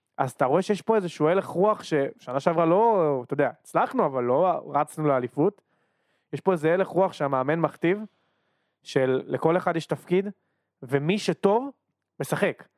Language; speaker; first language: Hebrew; native; Hebrew